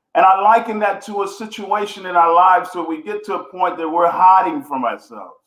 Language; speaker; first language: English; native; English